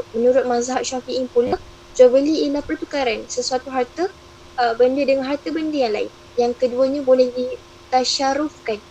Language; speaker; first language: Malay; native; Malay